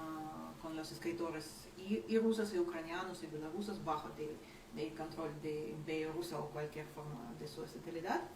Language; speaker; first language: Spanish; non-native, fluent; Ukrainian